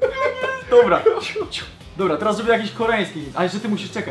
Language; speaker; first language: Polish; native; Polish